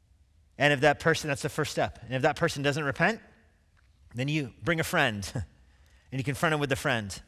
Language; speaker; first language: English; native; English